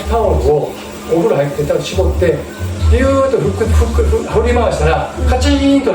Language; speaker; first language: Japanese; native; Japanese